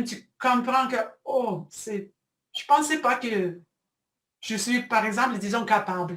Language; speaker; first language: French; non-native, fluent; Russian